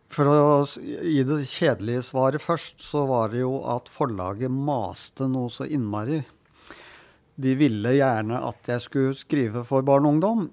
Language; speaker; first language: Norwegian; native; Norwegian